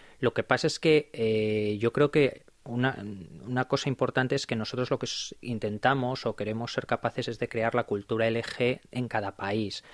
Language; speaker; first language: Spanish; native; Spanish